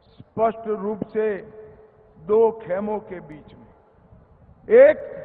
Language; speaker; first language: Hindi; non-native, local second language; Gujarati